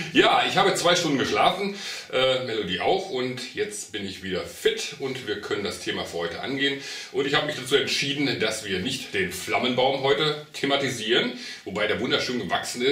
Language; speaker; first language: German; native; German